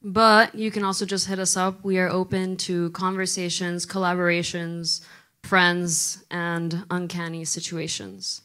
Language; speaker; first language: English; native; English